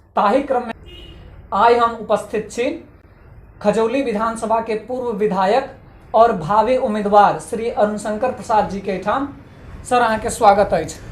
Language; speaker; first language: Maithili; native; Maithili